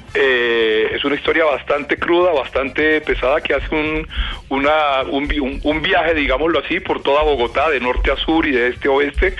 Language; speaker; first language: Spanish; native; Spanish